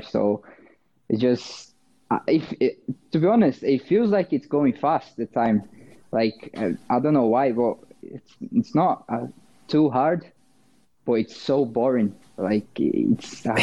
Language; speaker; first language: English; non-native, fluent; Portuguese